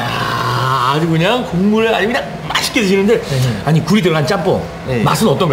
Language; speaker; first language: Korean; native; Korean